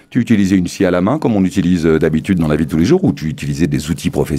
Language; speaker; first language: French; native; French